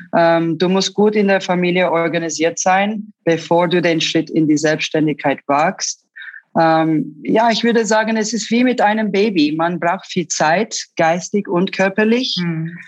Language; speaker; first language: German; early bilingual, other home language; Turkish